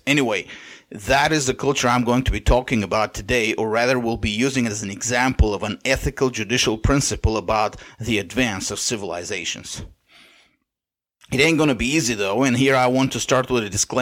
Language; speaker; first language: English; non-native, fluent; Bulgarian